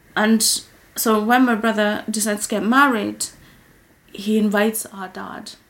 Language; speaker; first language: English; non-native, local second language; Kikuyu